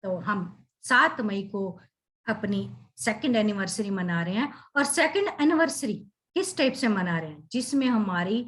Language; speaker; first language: Hindi; native; Hindi